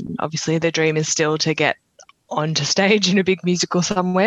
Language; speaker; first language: English; native; English